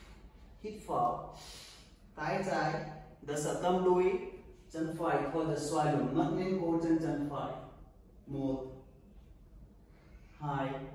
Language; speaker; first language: Vietnamese; non-native, learner; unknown